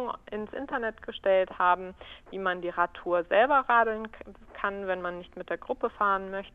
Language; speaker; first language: German; native; German